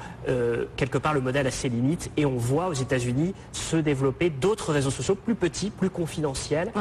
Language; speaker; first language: French; native; French